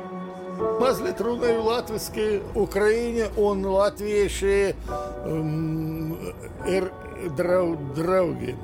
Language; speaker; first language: Latvian; non-native, learner; Russian